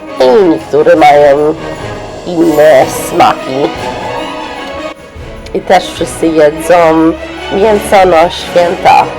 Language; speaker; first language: Polish; early bilingual, heritage; English